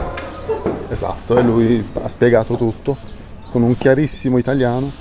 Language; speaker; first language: Italian; native; Italian